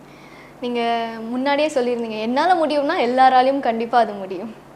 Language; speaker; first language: Tamil; native; Tamil